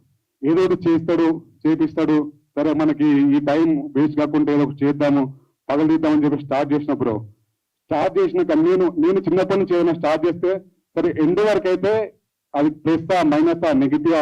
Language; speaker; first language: Telugu; native; Telugu